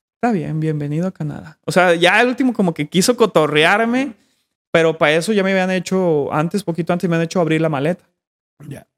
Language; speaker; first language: Spanish; native; Spanish